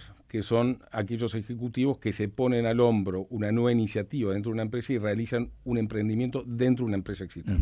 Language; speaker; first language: Spanish; native; Spanish